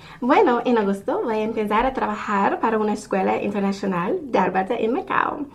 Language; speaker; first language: Spanish; non-native, fluent; English